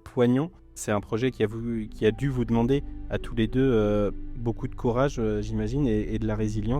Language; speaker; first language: French; native; French